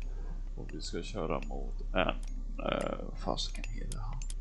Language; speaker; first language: Swedish; native; Swedish